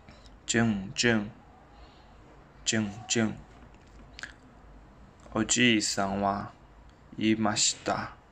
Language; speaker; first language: Japanese; non-native, learner; Chinese